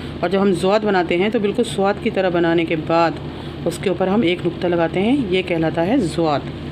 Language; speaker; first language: Hindi; native; Hindi